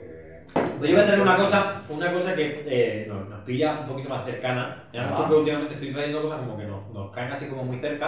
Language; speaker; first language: Spanish; native; Spanish